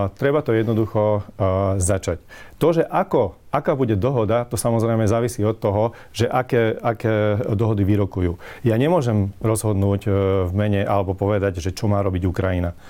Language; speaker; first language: Slovak; non-native, local second language; Hungarian